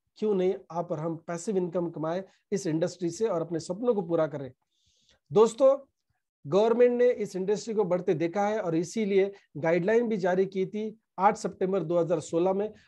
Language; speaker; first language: Hindi; non-native, local second language; Marathi